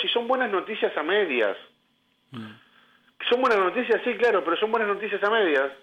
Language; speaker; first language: Spanish; native; Spanish